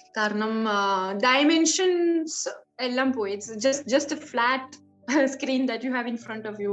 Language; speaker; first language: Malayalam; non-native, fluent; French